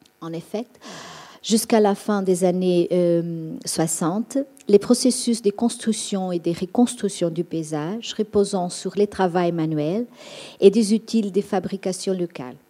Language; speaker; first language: French; non-native, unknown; Portuguese